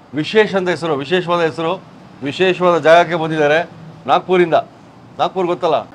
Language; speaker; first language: Kannada; native; Kannada